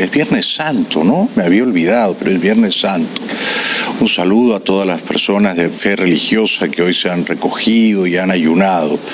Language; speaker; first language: Spanish; native; Spanish